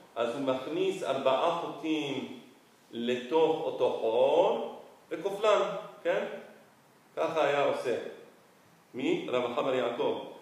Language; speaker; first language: Hebrew; non-native, fluent; Spanish